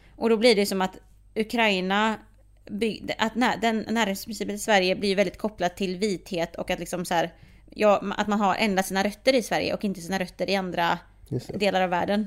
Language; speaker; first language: Swedish; early bilingual, other home language; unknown